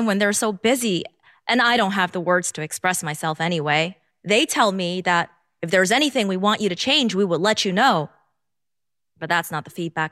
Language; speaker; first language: English; non-native, local second language; Cantonese